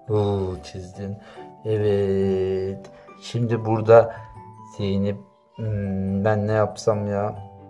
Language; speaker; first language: Turkish; native; Turkish